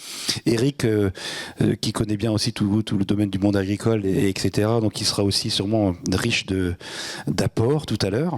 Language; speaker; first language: French; native; French